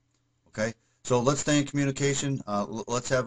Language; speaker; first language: English; native; English